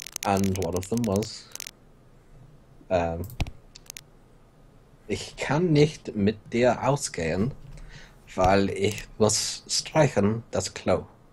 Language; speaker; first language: German; non-native, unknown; English